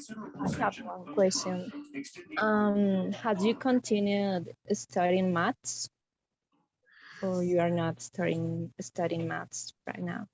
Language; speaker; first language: English; non-native, fluent; Spanish